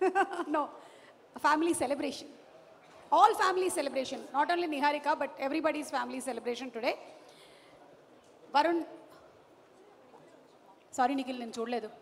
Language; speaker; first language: Telugu; native; Telugu